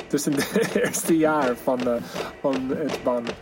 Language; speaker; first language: Dutch; non-native, fluent; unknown